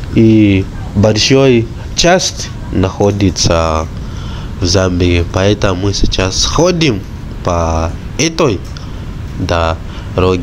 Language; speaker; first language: Russian; non-native, fluent; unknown